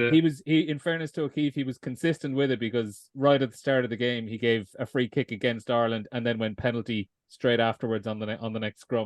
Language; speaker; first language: English; native; English